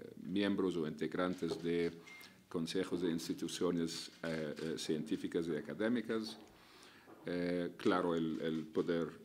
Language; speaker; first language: Spanish; non-native, fluent; Arabic